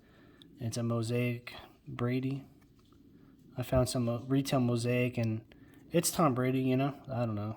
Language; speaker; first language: English; native; English